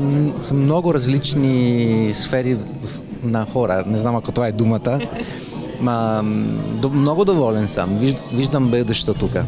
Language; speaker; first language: Bulgarian; non-native, fluent; Italian